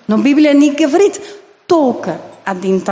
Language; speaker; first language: Russian; non-native, learner; Dutch